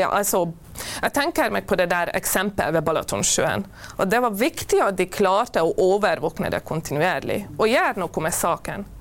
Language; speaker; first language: Norwegian; non-native, fluent; Hungarian